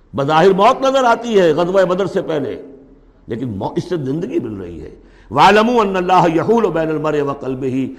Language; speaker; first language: Urdu; native; Urdu